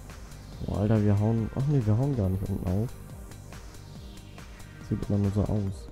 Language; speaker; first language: German; native; German